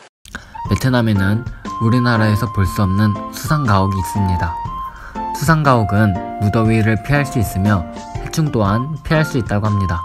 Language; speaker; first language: Korean; native; Korean